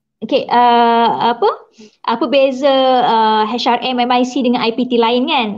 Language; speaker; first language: Malay; native; Malay